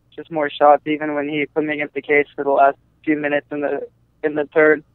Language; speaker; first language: English; native; English